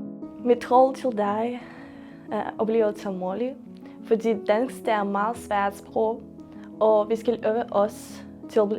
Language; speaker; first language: Danish; non-native, learner; Ukrainian